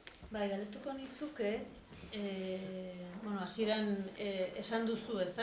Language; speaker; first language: Basque; native; Basque